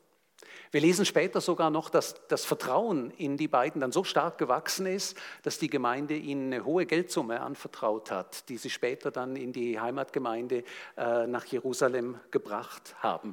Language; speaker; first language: German; native; German